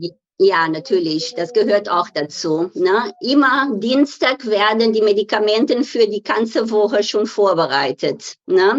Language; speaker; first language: German; non-native, fluent; Portuguese